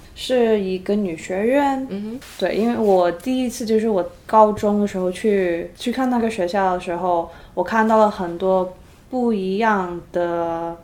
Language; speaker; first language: Chinese; early bilingual, heritage; Cantonese